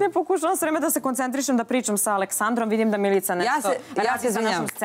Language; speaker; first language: Serbian; native; Serbian